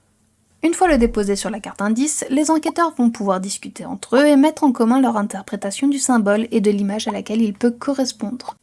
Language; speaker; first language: French; native; French